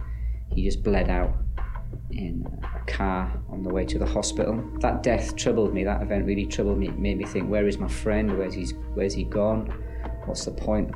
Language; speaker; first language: English; native; English